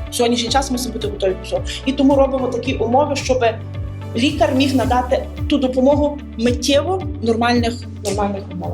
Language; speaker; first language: Ukrainian; native; Ukrainian